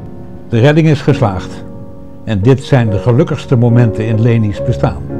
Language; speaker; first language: Dutch; native; Dutch